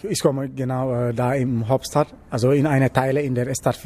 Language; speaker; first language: German; non-native, learner; Wolof